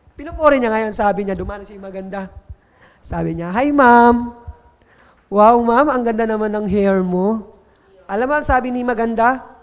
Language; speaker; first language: Filipino; non-native, local second language; Cebuano